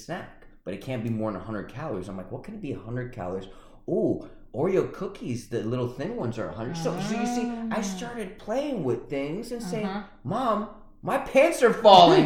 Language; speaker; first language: English; early bilingual, other home language; Spanish